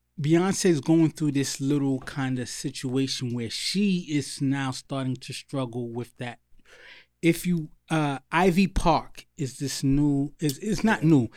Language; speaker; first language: English; early bilingual, other home language; Haitian Creole